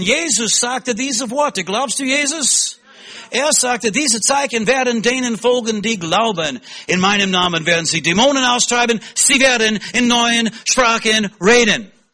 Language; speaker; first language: German; non-native, fluent; English